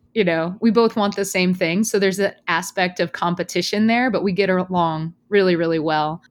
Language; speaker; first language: English; native; English